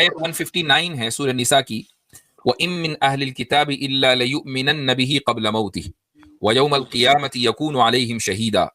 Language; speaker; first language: Urdu; native; Urdu